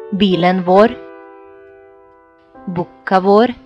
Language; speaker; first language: Norwegian; non-native, fluent; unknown